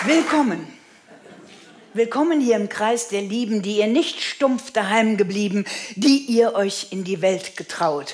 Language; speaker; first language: German; native; German